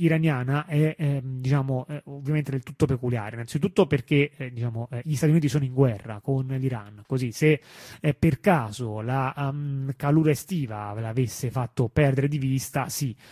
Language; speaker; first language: Italian; native; Italian